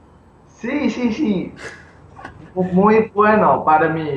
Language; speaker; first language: Spanish; non-native, learner; English